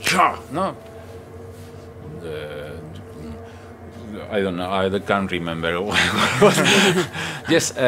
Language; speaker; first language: English; non-native, learner; Spanish